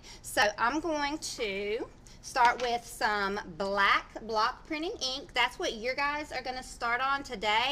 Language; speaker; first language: English; native; English